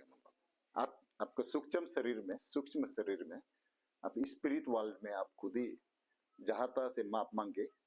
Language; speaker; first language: Hindi; non-native, local second language; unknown